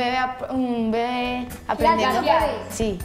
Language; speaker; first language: Spanish; native; Spanish